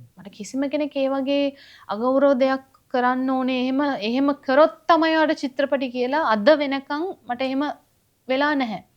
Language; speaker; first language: Sinhala; non-native, local second language; Tamil